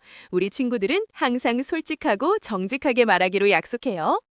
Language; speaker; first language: Korean; native; Korean